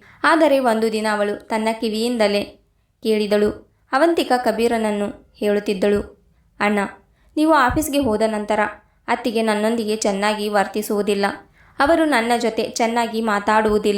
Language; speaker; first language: Kannada; native; Kannada